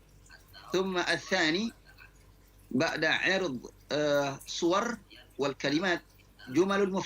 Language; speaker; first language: Arabic; non-native, fluent; Indonesian